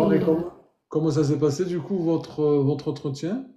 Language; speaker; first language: French; native; French